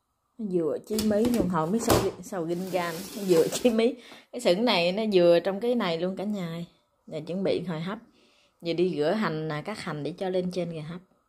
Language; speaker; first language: Vietnamese; native; Vietnamese